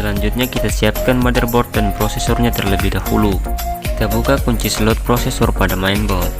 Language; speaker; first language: Indonesian; native; Indonesian